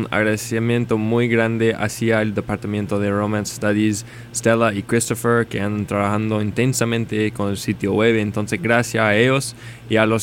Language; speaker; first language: Spanish; non-native, learner; English